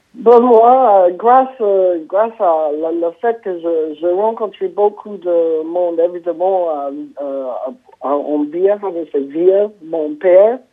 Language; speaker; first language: French; non-native, fluent; English